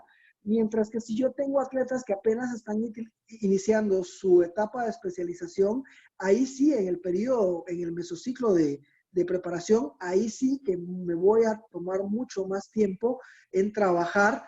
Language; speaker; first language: Spanish; native; Spanish